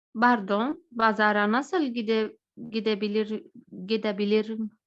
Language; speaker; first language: Turkish; non-native, learner; Arabic